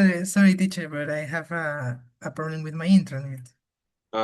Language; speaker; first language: English; non-native, learner; Spanish